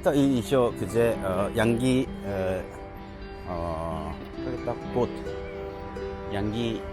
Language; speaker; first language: Russian; non-native, learner; Korean